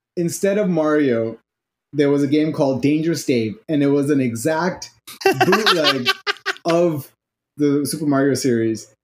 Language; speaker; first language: English; non-native, local second language; Urdu